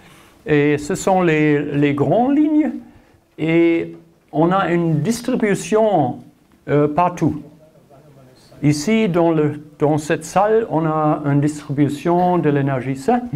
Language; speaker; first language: French; non-native, learner; German